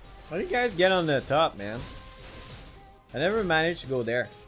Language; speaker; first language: English; non-native, fluent; French